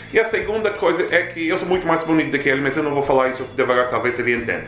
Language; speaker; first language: Portuguese; non-native, fluent; English